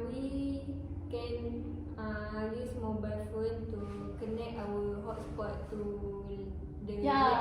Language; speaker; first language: English; non-native, learner; Malay